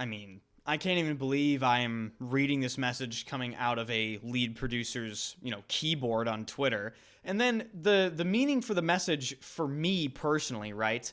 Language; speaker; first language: English; native; English